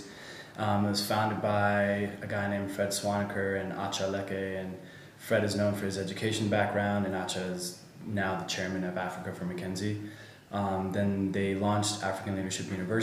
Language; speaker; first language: English; native; English